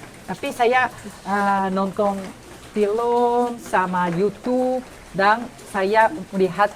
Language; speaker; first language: Indonesian; non-native, fluent; Japanese